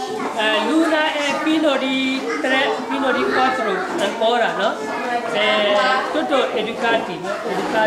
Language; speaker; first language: Italian; non-native, learner; Burmese